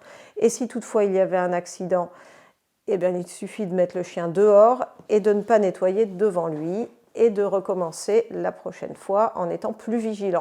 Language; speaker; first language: French; native; French